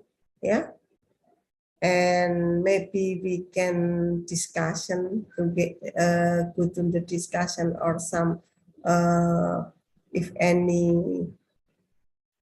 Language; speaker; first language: English; non-native, learner; Indonesian